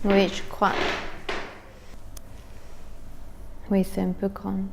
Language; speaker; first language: French; non-native, learner; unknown